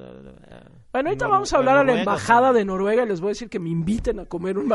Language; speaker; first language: Spanish; native; Spanish